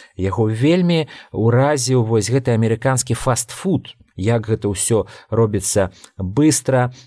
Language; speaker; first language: Belarusian; non-native, local second language; Russian